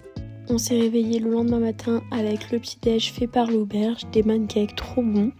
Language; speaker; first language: French; native; French